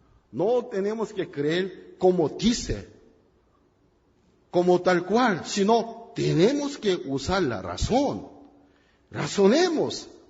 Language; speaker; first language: Spanish; non-native, fluent; Korean